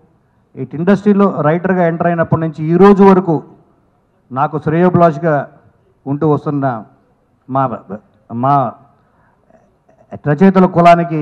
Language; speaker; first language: Telugu; native; Telugu